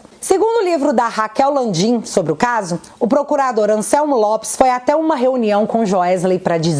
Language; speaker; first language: Portuguese; native; Portuguese